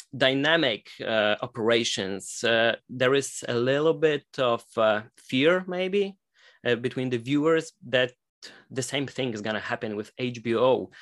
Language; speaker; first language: English; non-native, fluent; Polish